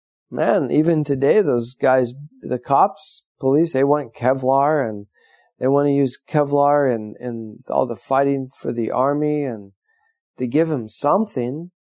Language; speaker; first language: English; native; English